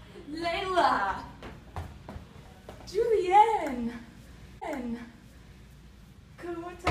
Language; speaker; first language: French; non-native, learner; English